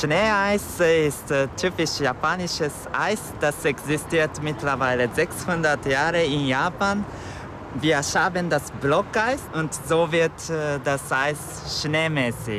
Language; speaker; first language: German; non-native, fluent; Japanese